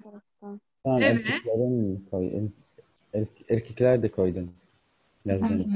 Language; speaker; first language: Turkish; non-native, learner; Arabic